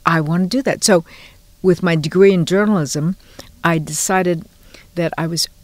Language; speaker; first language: English; native; English